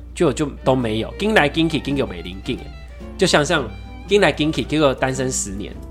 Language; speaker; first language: Chinese; native; Chinese